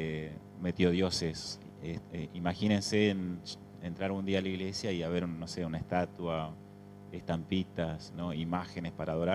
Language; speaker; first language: Spanish; native; Spanish